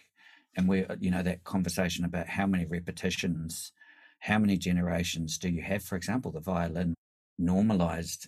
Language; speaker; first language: English; native; English